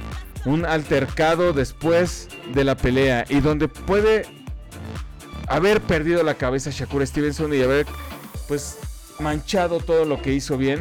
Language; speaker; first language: Spanish; native; Spanish